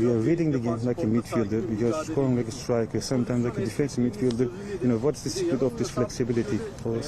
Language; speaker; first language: English; non-native, fluent; Turkish